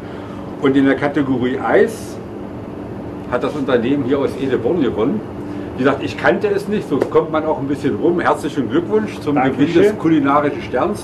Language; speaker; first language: German; native; German